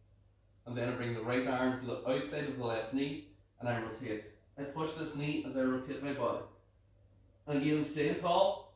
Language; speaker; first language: English; native; English